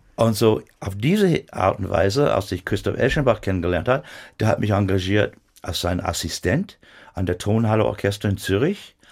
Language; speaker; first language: German; non-native, fluent; English